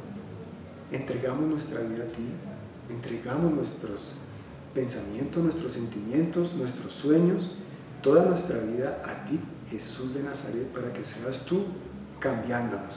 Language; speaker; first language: Spanish; native; Spanish